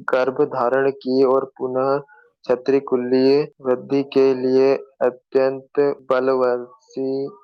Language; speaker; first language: Hindi; native; Hindi